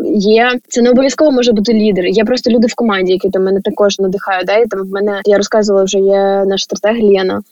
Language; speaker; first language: Ukrainian; native; Ukrainian